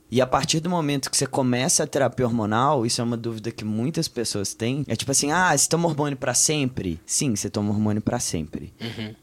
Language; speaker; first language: Portuguese; native; Portuguese